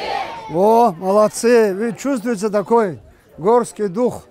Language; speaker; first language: Russian; non-native, local second language; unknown